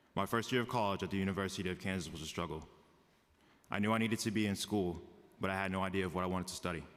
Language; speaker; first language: English; native; English